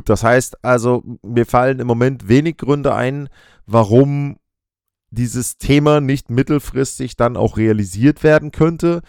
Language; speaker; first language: German; native; German